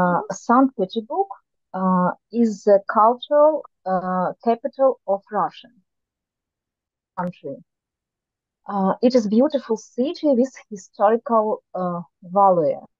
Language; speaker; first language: English; non-native, learner; Russian